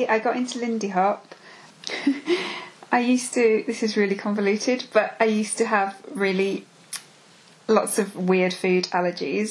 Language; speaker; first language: English; native; English